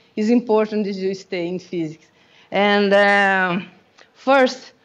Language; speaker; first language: English; non-native, learner; Portuguese